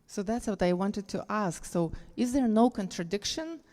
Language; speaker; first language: English; non-native, fluent; Lithuanian